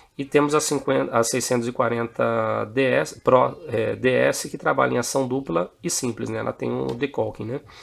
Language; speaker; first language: Portuguese; native; Portuguese